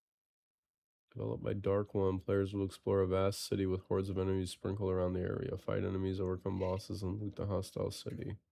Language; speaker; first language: English; native; English